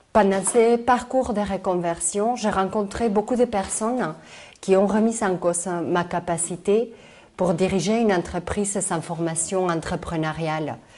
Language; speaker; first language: French; non-native, fluent; Spanish